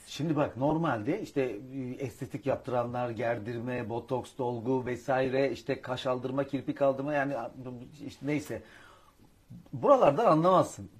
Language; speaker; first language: Turkish; native; Turkish